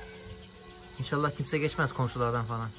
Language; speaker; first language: Turkish; native; Turkish